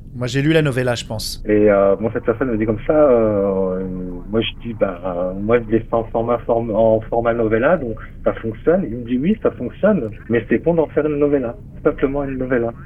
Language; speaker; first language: French; native; French